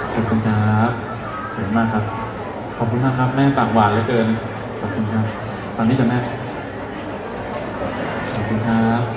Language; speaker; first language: Thai; native; Thai